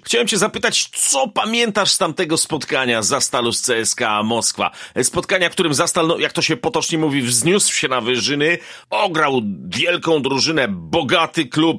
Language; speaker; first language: Polish; native; Polish